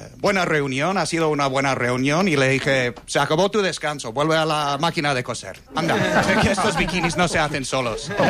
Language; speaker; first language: Spanish; non-native, fluent; English